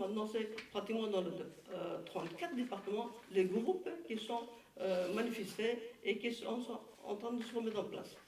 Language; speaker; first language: French; non-native, fluent; Persian